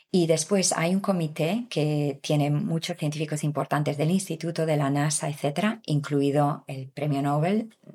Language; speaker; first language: Spanish; native; Spanish